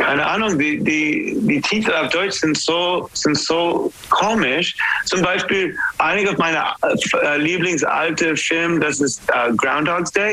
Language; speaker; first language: German; non-native, learner; English